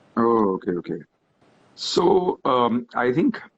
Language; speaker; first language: English; non-native, local second language; Hindi